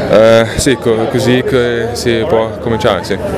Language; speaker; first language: Italian; non-native, local second language; German